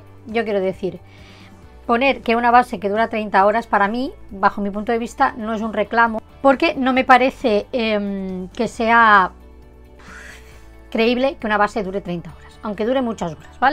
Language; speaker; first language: Spanish; native; Spanish